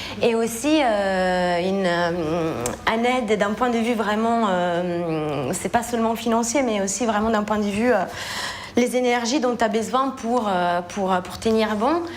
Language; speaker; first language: French; non-native, fluent; Italian